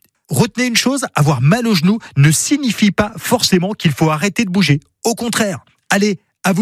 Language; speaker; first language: French; native; French